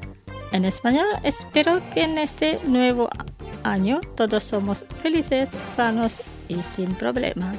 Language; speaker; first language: Spanish; non-native, fluent; Indonesian